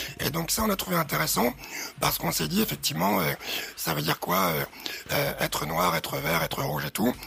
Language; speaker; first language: French; early bilingual, other home language; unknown